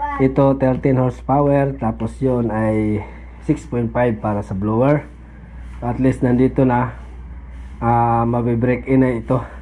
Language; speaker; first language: Filipino; native; Filipino